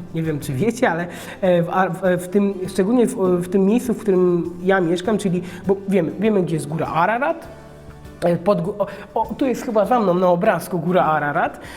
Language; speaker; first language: Polish; non-native, fluent; Armenian